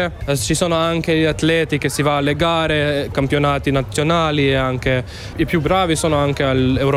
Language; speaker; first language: Italian; non-native, learner; Slovenian